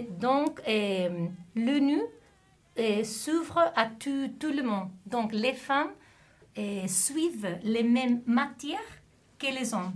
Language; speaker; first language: French; non-native, fluent; Spanish